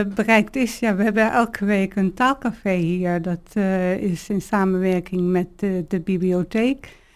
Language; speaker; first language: Dutch; native; Dutch